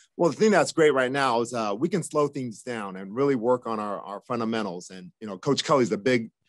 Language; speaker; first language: English; native; English